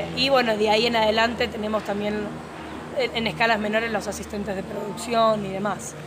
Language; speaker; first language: Spanish; native; Spanish